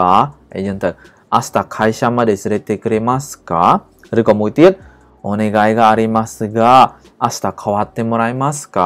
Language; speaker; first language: Japanese; non-native, learner; Khmer